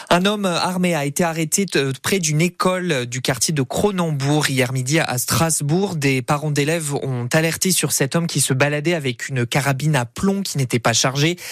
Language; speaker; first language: French; native; French